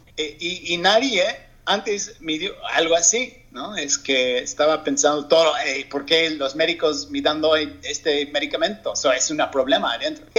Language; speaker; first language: Spanish; non-native, learner; English